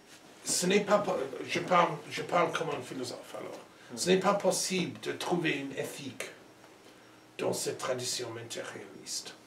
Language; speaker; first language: French; non-native, learner; English